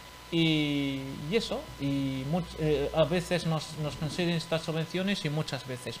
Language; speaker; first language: Spanish; non-native, fluent; Arabic